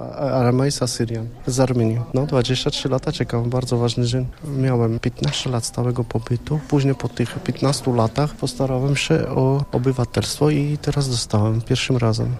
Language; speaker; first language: Polish; non-native, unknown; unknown